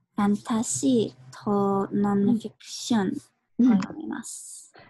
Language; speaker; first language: Japanese; non-native, learner; English